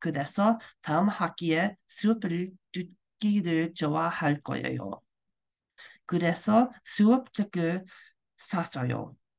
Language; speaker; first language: Korean; non-native, learner; English